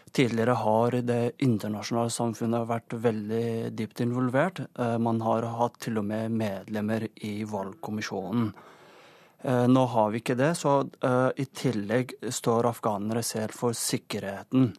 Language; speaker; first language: Norwegian; non-native, fluent; Persian